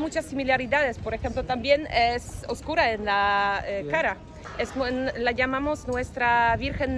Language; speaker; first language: Spanish; non-native, fluent; Polish